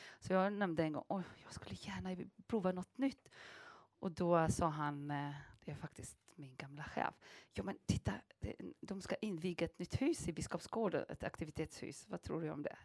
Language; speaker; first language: Swedish; non-native, fluent; Arabic